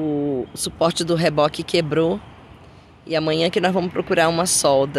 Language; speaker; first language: Portuguese; native; Portuguese